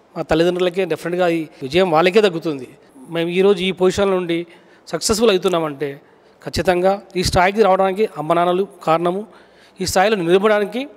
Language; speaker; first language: Telugu; native; Telugu